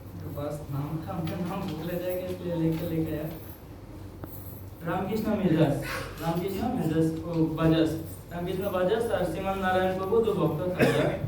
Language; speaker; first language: Hindi; non-native, local second language; Bangla